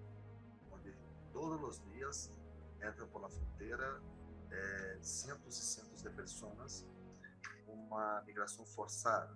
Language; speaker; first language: Spanish; non-native, learner; Portuguese